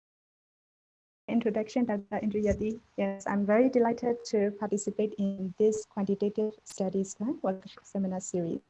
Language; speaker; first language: English; non-native, fluent; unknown